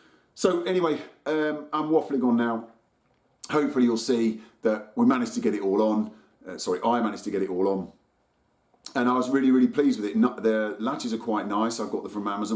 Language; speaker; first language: English; native; English